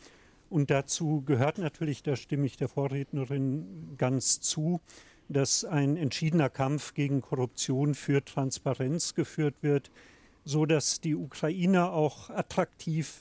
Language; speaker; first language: German; native; German